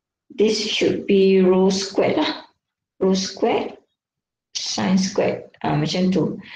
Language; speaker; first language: English; non-native, local second language; Malay